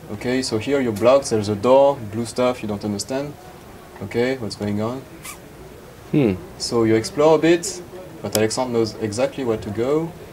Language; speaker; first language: English; non-native, fluent; French